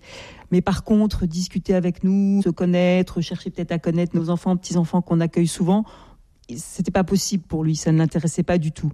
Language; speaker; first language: French; native; French